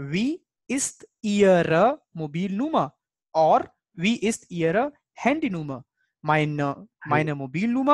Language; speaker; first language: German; non-native, fluent; Hindi